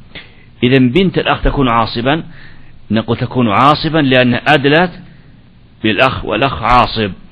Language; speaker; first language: Arabic; native; Arabic